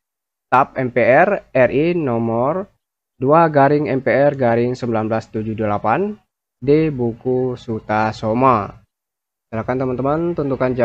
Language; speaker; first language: Indonesian; native; Indonesian